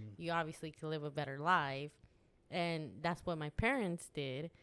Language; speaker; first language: English; early bilingual, other home language; Spanish